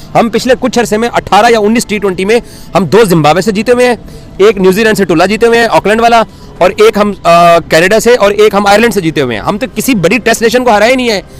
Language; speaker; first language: Urdu; non-native, local second language; Punjabi